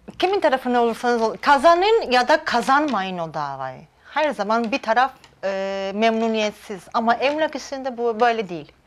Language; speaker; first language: Turkish; non-native, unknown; Georgian